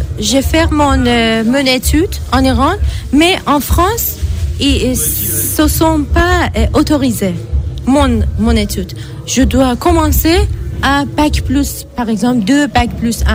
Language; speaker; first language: French; non-native, learner; Persian